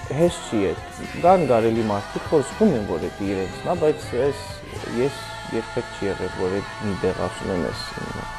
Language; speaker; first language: Armenian; early bilingual, heritage; Armenian